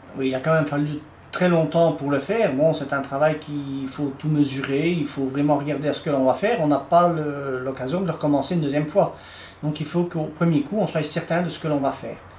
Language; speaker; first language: French; native; French